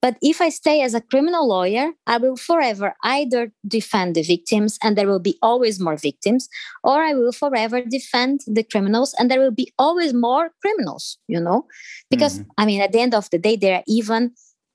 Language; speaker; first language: English; non-native, fluent; Portuguese